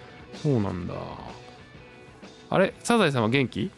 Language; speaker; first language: Japanese; native; Japanese